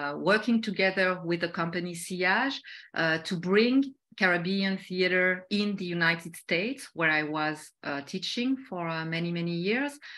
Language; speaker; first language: English; non-native, fluent; French